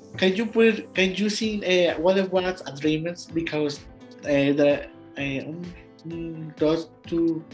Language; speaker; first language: English; non-native, learner; Spanish